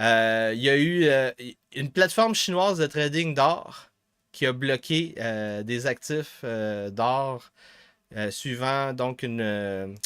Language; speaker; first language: French; native; French